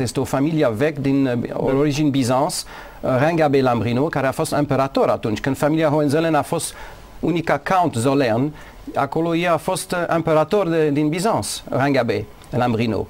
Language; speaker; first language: Romanian; non-native, learner; English